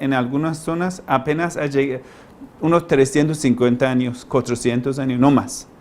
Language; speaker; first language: Spanish; non-native, fluent; Persian